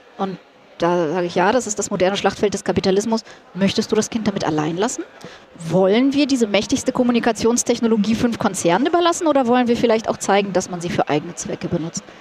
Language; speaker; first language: German; early bilingual, other home language; Russian